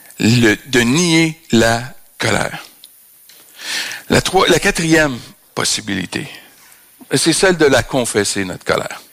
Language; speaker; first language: French; native; French